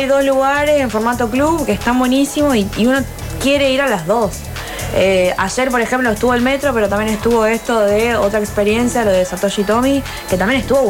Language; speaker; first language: Spanish; native; Spanish